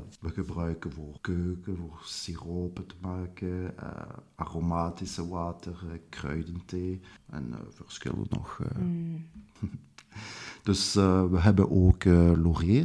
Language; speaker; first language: Dutch; non-native, local second language; French